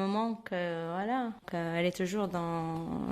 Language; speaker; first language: French; non-native, fluent; Arabic